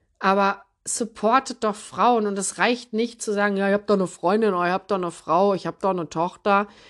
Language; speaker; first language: German; early bilingual, other home language; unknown